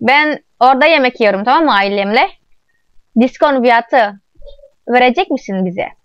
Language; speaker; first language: Turkish; non-native, learner; Indonesian